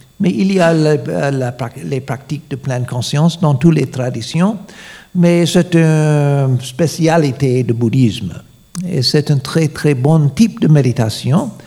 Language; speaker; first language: French; non-native, fluent; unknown